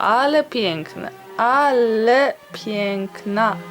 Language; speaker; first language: Polish; early bilingual, heritage; English